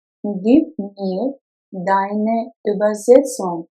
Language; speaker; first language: German; non-native, fluent; Russian